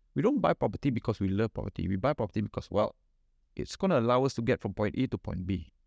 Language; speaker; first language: English; non-native, local second language; Malay